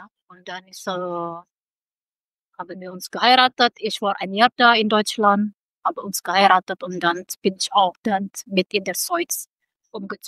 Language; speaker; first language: German; non-native, local second language; Indonesian